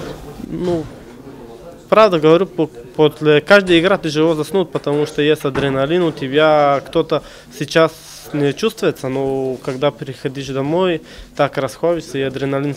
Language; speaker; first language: Russian; non-native, learner; Bulgarian